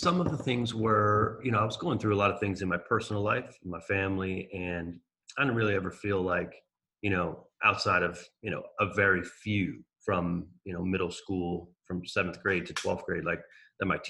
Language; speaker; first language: English; native; English